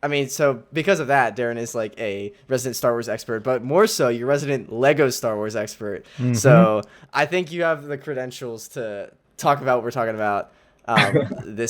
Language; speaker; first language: English; native; English